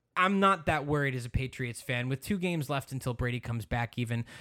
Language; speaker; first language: English; native; English